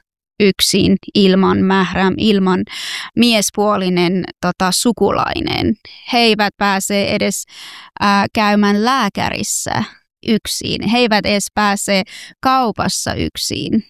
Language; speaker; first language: Finnish; non-native, fluent; Persian